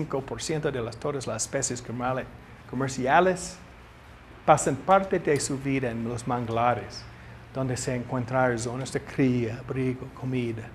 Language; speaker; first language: Spanish; non-native, learner; English